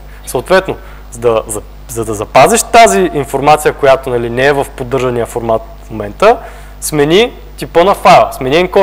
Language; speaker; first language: Bulgarian; native; Bulgarian